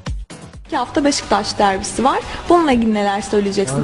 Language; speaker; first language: Turkish; native; Turkish